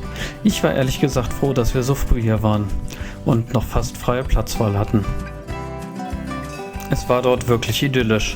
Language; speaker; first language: German; native; German